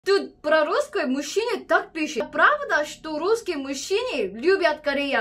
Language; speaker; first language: Russian; non-native, learner; Korean